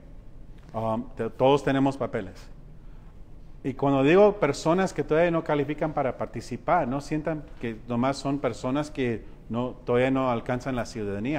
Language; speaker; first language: Spanish; early bilingual, heritage; Spanish